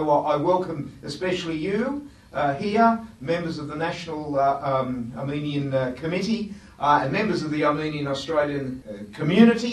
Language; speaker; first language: English; native; English